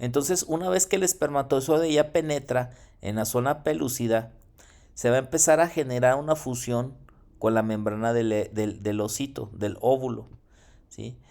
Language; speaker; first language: Spanish; native; Spanish